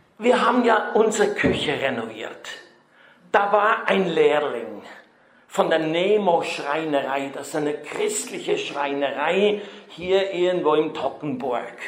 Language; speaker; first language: German; native; German